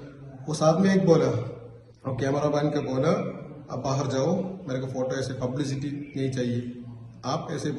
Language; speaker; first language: Hindi; non-native, learner; Malayalam